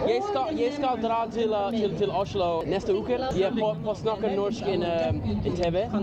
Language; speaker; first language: Norwegian; non-native, learner; English